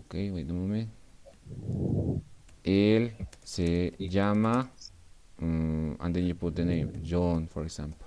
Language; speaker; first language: English; non-native, fluent; Spanish